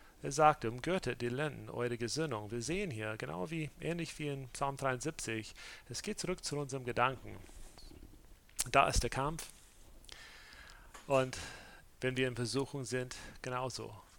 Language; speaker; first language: German; non-native, fluent; English